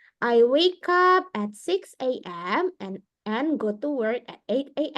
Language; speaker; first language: English; non-native, local second language; Indonesian